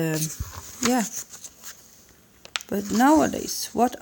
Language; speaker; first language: English; non-native, learner; Swedish